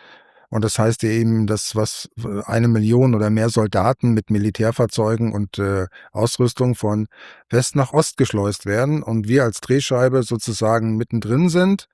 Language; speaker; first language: German; native; German